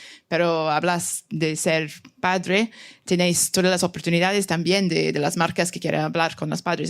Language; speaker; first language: Spanish; non-native, fluent; English